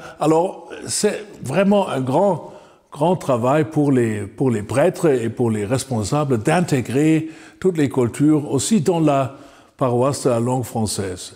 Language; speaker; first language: French; non-native, fluent; German